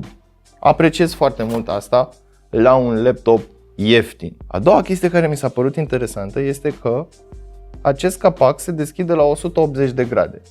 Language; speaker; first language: Romanian; native; Romanian